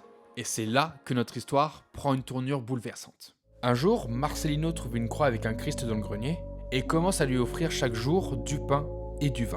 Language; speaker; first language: French; native; French